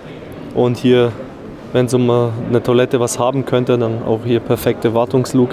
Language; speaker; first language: German; native; German